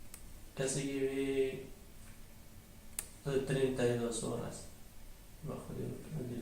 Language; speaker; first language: Spanish; non-native, learner; Arabic